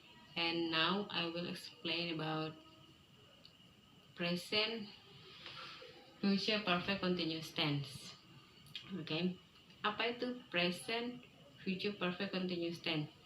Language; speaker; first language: English; non-native, learner; Indonesian